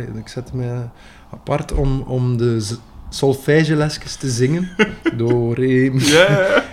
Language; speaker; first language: Dutch; native; Dutch